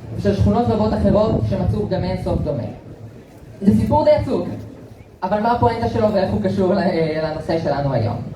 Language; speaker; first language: Hebrew; native; Hebrew